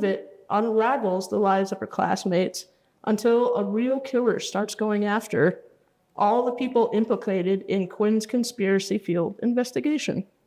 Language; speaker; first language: English; native; English